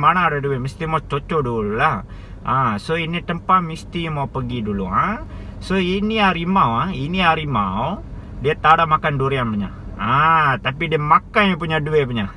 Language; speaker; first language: Malay; native; Malay